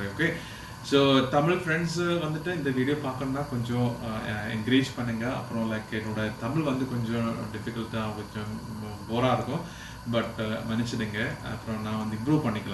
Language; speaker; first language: Tamil; non-native, learner; Malayalam